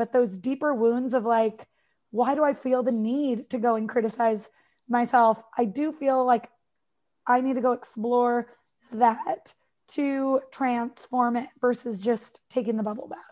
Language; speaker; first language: English; native; English